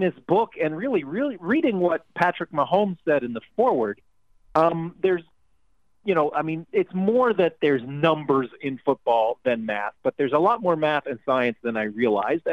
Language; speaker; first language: English; native; English